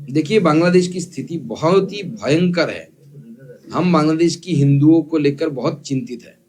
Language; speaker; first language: Hindi; non-native, local second language; Bangla